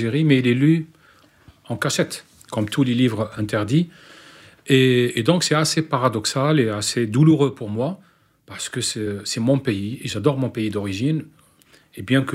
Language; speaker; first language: French; non-native, local second language; Arabic